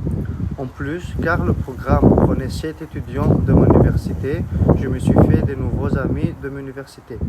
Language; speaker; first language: French; early bilingual, other home language; Greek